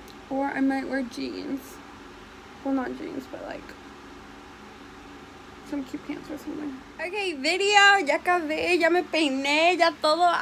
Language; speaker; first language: English; early bilingual, other home language; Spanish